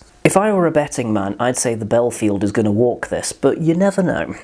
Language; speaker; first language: English; native; English